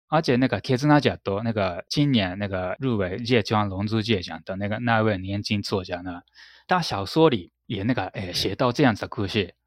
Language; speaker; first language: Chinese; non-native, fluent; Japanese